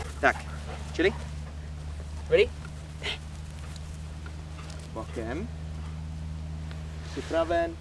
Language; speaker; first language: Czech; non-native, learner; English